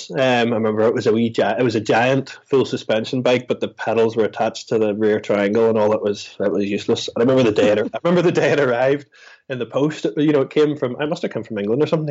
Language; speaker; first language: English; native; English